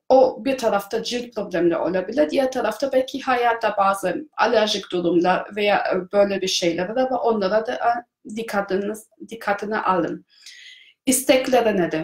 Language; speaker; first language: Turkish; non-native, fluent; German